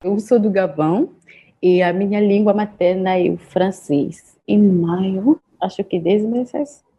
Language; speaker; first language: Portuguese; non-native, learner; French